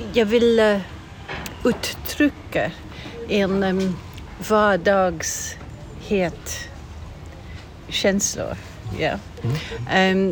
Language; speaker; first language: Swedish; non-native, fluent; English